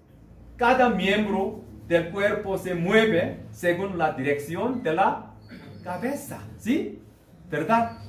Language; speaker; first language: Spanish; non-native, learner; Korean